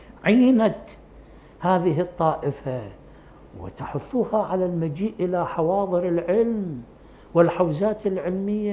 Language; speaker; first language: Arabic; native; Arabic